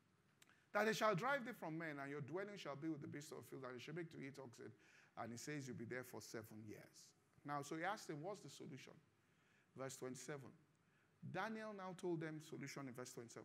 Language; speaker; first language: English; non-native, local second language; Yoruba